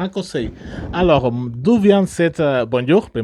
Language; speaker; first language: French; non-native, fluent; Spanish